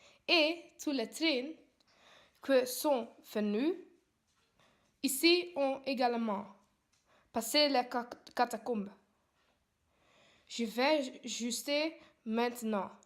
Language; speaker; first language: French; non-native, learner; Dutch